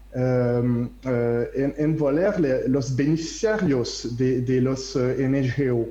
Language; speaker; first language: Spanish; non-native, learner; French